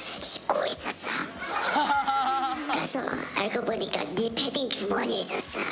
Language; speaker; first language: Korean; native; Korean